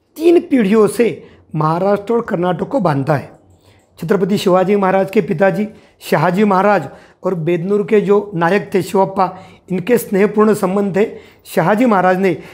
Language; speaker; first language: Hindi; non-native, local second language; Marathi